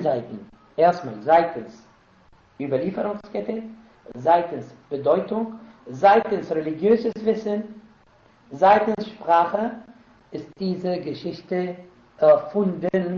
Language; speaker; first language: German; non-native, fluent; Arabic